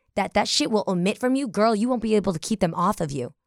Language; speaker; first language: English; early bilingual, other home language; Vietnamese